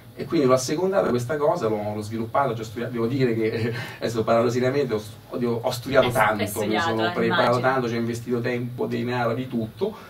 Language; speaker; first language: Italian; native; Italian